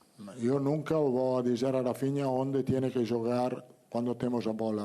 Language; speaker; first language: Portuguese; non-native, learner; Italian